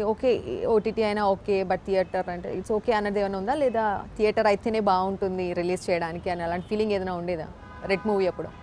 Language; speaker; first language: Telugu; native; Telugu